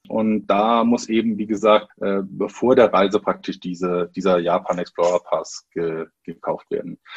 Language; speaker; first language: German; native; German